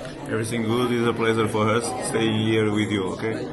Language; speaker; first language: English; non-native, learner; Portuguese